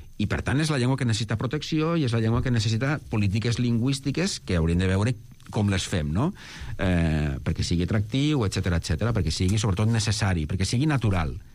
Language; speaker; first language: Catalan; native; Catalan